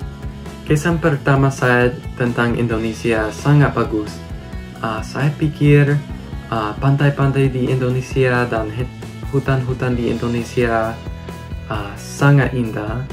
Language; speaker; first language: Indonesian; non-native, learner; English